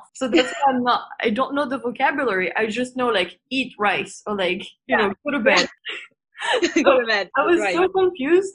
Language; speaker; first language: English; non-native, fluent; Vietnamese